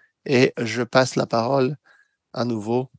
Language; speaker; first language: French; non-native, fluent; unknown